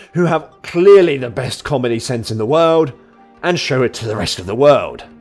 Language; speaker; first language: English; native; English